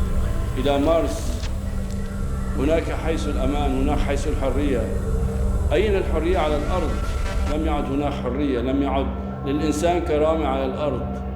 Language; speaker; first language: Arabic; native; Arabic